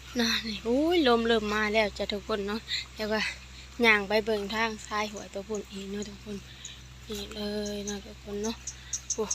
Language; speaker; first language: Thai; non-native, local second language; Lao